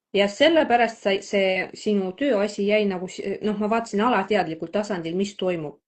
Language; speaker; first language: Estonian; non-native, local second language; Russian